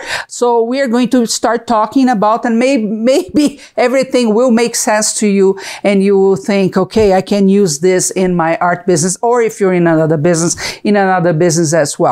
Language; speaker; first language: English; non-native, fluent; Portuguese